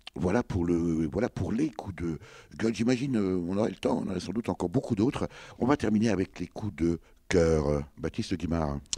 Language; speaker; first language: French; native; French